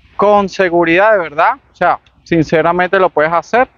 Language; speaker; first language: Spanish; native; Spanish